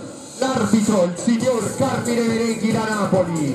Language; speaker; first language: Italian; native; Italian